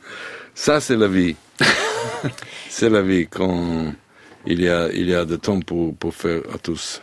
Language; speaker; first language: French; non-native, learner; Serbian